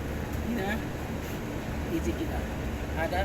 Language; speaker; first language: Arabic; non-native, learner; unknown